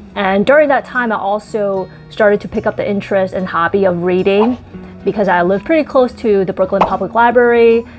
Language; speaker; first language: English; early bilingual, other home language; Chinese